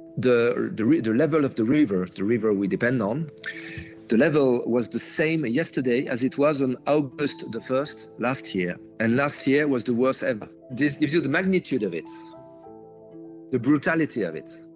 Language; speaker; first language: English; non-native, fluent; French